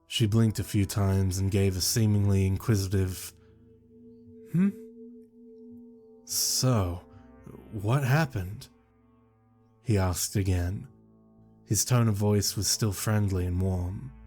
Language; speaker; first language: English; native; English